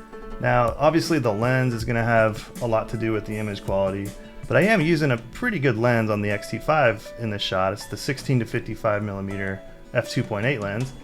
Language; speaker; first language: English; native; English